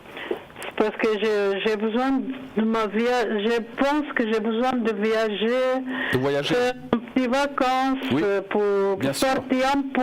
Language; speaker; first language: French; non-native, learner; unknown